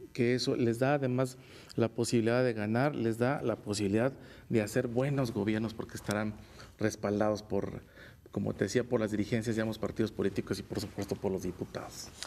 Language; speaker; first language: Spanish; native; Spanish